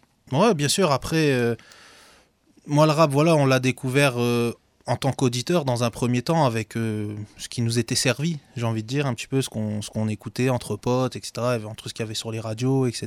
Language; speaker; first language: French; native; French